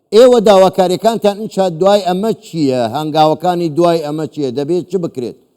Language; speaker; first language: Central Kurdish; native; Central Kurdish